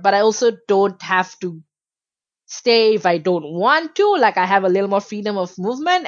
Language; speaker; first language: English; non-native, local second language; Bangla